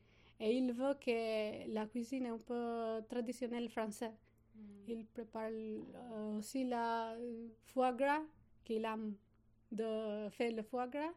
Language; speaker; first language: French; non-native, learner; Albanian